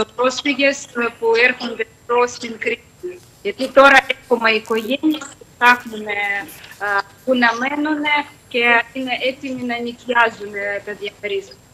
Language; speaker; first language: Greek; non-native, fluent; Ukrainian